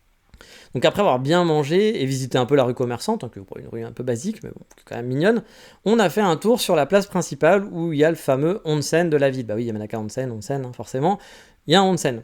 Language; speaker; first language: French; native; French